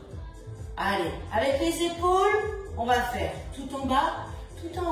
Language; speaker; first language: French; native; French